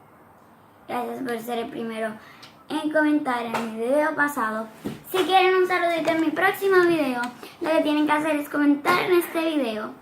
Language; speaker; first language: Spanish; early bilingual, heritage; Spanish